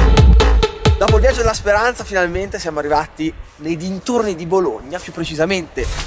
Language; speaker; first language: Italian; native; Italian